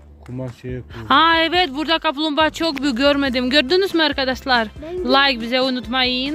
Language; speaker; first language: Turkish; non-native, learner; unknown